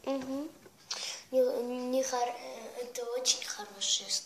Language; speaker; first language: Russian; non-native, learner; Armenian